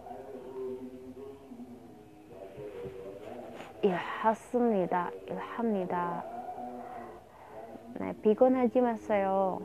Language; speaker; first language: Korean; non-native, learner; Indonesian